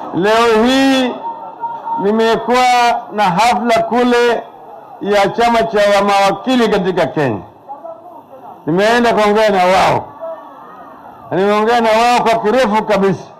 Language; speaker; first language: Swahili; non-native, local second language; Luo (Kenya and Tanzania)